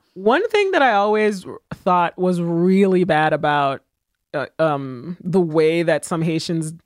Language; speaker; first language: English; early bilingual, other home language; Haitian Creole